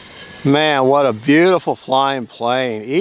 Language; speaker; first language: English; native; English